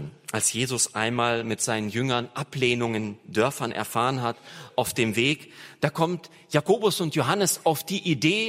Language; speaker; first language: German; native; German